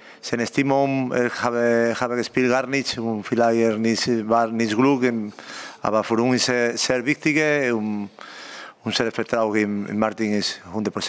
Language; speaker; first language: German; non-native, learner; Spanish